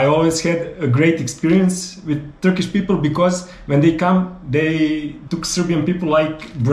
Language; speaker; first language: English; non-native, fluent; Serbian